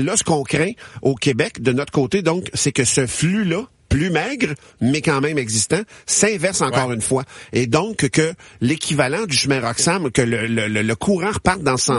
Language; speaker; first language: French; native; French